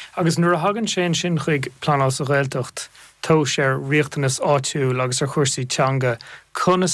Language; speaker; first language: Irish; native; Irish